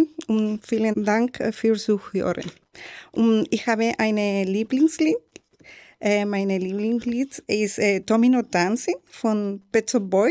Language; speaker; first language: German; non-native, learner; Spanish